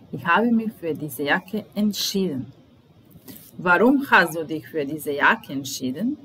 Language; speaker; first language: German; non-native, fluent; Serbian